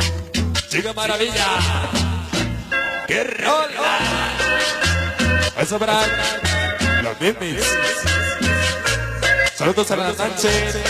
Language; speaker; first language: Spanish; native; Spanish